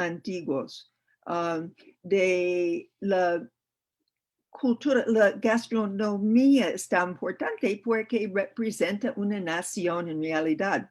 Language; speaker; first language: Spanish; non-native, learner; English